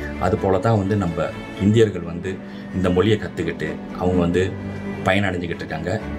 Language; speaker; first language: Tamil; non-native, local second language; Chinese